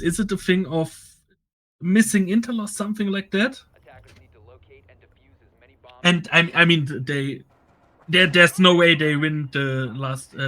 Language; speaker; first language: English; non-native, fluent; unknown